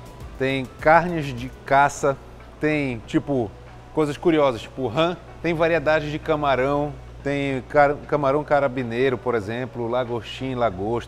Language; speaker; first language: Portuguese; native; Portuguese